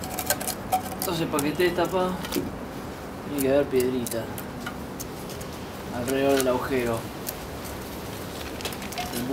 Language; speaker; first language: Spanish; native; Spanish